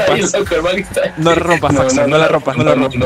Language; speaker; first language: Spanish; native; Spanish